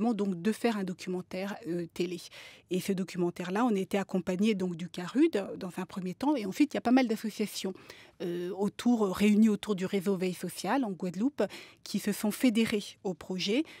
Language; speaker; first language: French; native; French